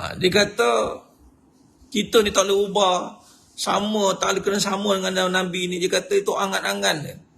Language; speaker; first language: Malay; native; Malay